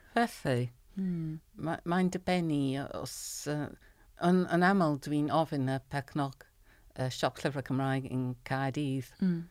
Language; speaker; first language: Welsh; non-native, learner; English